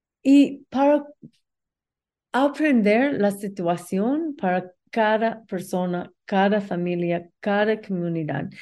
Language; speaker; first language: Spanish; non-native, learner; English